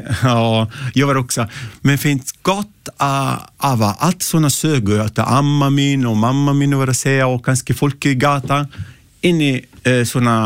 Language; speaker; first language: Icelandic; non-native, learner; Italian